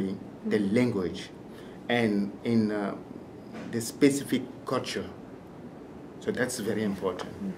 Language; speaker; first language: English; non-native, fluent; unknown